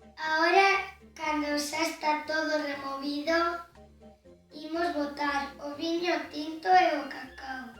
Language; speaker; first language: Galician; non-native, local second language; Spanish